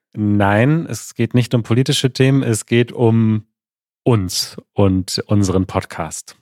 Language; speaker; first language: German; native; German